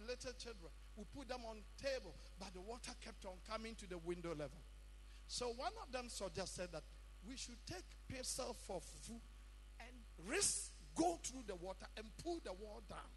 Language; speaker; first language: English; non-native, local second language; Akan